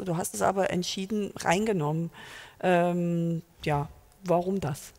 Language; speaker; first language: German; native; German